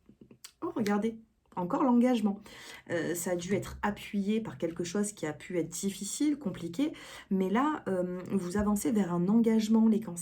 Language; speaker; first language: French; native; French